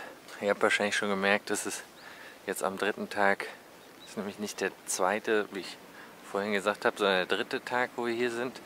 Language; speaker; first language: German; native; German